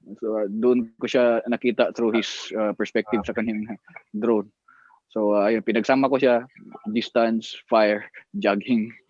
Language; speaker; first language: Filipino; non-native, local second language; Cebuano